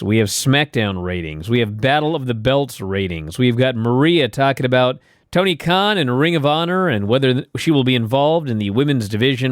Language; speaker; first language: English; native; English